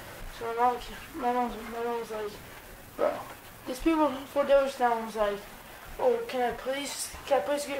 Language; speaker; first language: English; native; English